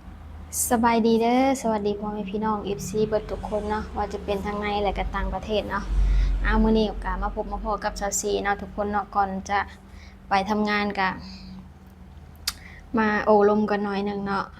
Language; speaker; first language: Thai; non-native, local second language; Lao